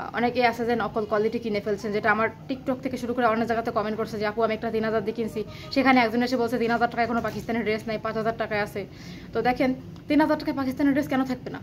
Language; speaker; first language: Bangla; native; Bangla